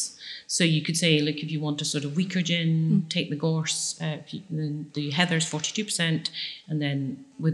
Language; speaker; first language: English; native; English